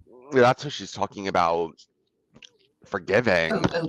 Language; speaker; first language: English; native; English